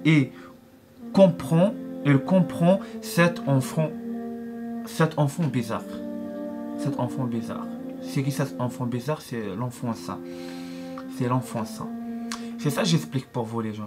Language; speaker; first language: French; non-native, learner; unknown